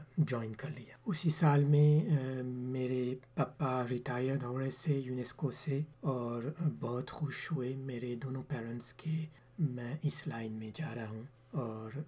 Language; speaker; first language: Urdu; early bilingual, heritage; Urdu